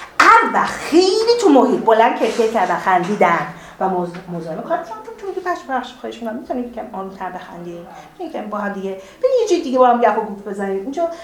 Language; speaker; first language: Persian; native; Persian